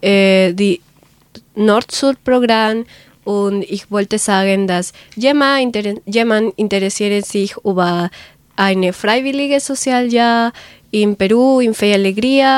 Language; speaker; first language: German; non-native, learner; Spanish